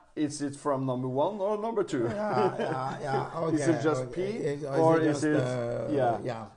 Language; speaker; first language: English; non-native, fluent; Norwegian